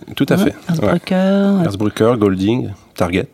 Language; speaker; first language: French; native; French